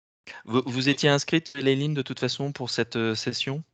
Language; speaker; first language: French; native; French